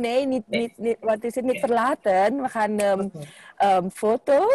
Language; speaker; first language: Dutch; non-native, learner; Indonesian